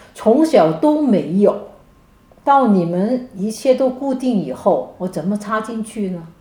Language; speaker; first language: Chinese; non-native, local second language; Cantonese